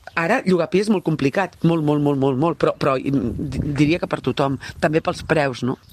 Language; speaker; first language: Catalan; native; Catalan